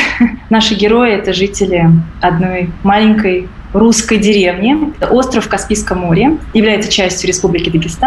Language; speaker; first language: Russian; native; Russian